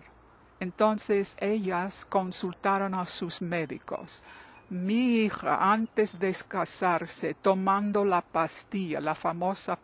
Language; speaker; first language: Spanish; non-native, fluent; English